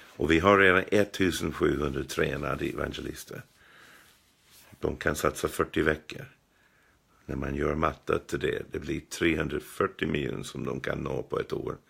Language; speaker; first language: Swedish; non-native, fluent; English